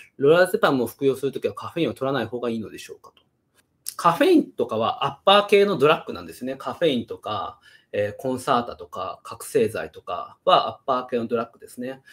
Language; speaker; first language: Japanese; native; Japanese